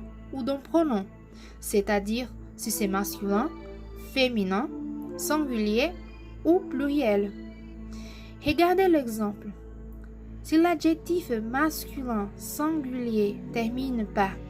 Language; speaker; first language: French; non-native, fluent; Portuguese